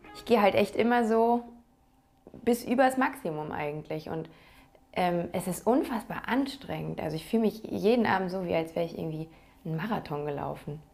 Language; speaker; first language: German; native; German